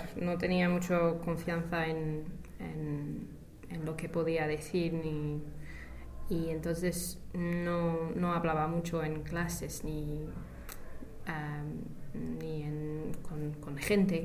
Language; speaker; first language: Spanish; non-native, fluent; English